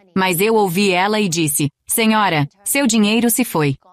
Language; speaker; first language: Portuguese; non-native, fluent; Greek